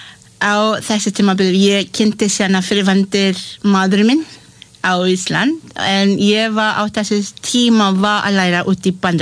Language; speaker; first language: Icelandic; non-native, fluent; English